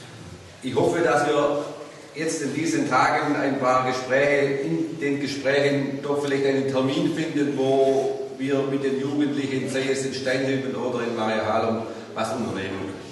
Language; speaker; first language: German; native; German